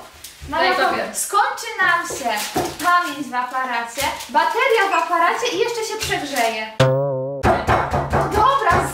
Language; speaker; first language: Polish; native; Polish